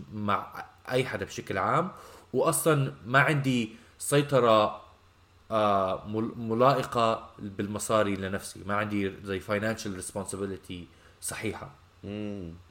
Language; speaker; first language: Arabic; native; Arabic